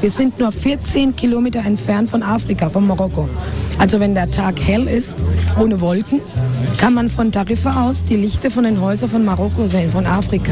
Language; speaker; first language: German; non-native, fluent; Spanish